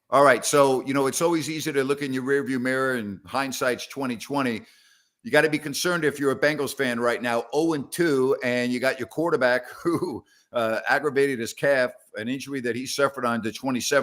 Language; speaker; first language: English; native; English